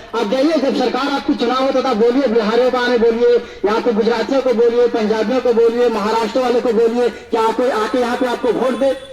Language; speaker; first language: Hindi; native; Hindi